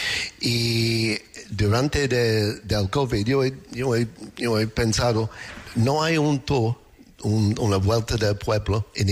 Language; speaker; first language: Spanish; non-native, learner; English